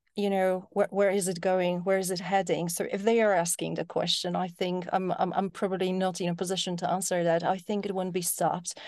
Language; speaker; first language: English; non-native, fluent; Polish